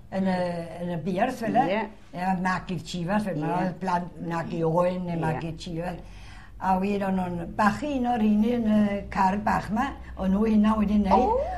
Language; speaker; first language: Welsh; early bilingual, heritage; Welsh